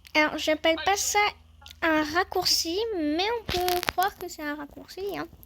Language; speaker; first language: French; native; French